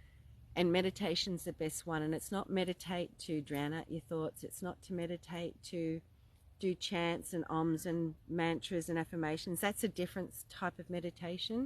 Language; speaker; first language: English; native; English